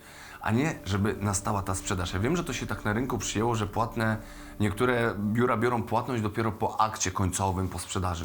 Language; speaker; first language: Polish; native; Polish